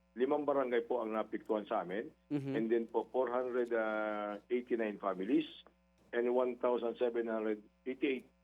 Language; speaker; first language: Filipino; non-native, local second language; Bikol